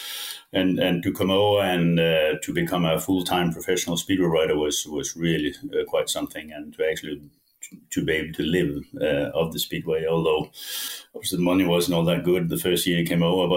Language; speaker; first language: English; non-native, fluent; Danish